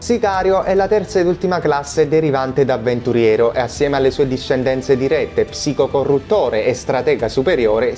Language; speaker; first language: Italian; native; Italian